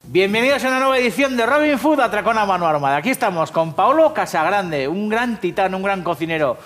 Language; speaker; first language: Spanish; native; Spanish